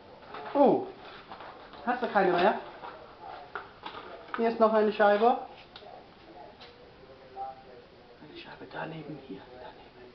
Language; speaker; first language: German; non-native, fluent; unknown